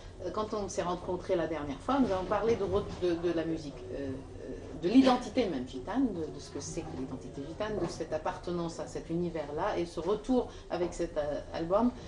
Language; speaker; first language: French; non-native, fluent; Arabic